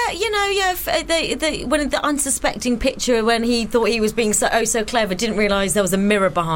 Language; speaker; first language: English; native; English